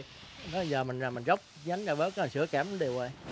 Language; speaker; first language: Vietnamese; native; Vietnamese